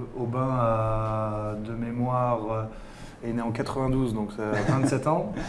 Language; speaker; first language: French; native; French